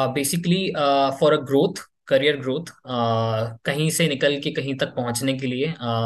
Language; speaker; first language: Hindi; native; Hindi